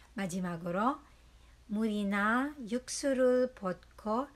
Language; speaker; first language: Korean; non-native, learner; Filipino